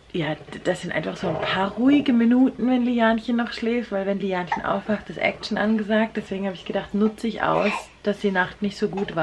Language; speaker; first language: German; native; German